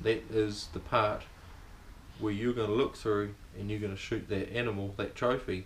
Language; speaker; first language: English; native; English